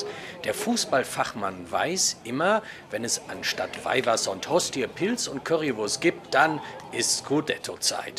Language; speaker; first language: German; native; German